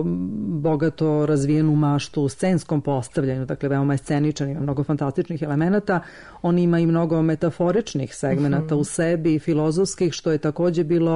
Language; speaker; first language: Serbian; native; Serbian